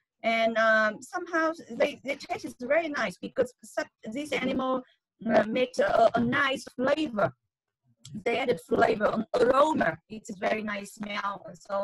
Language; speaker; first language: English; non-native, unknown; Vietnamese